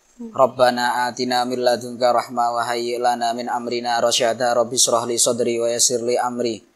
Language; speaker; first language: Indonesian; non-native, local second language; Javanese